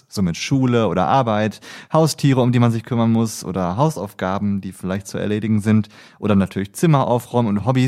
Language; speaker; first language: German; native; German